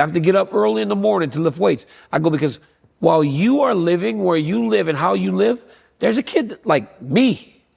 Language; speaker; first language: English; native; English